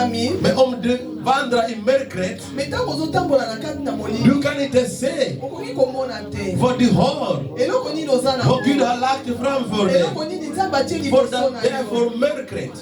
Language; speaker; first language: Swedish; non-native, fluent; Lingala